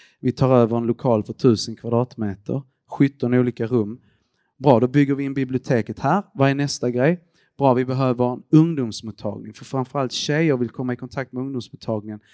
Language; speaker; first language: Swedish; early bilingual, other home language; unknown